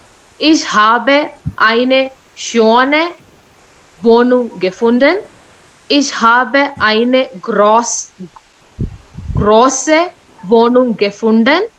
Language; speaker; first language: German; non-native, learner; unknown